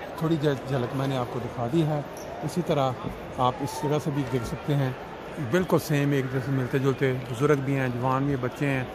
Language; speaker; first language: Urdu; non-native, local second language; Punjabi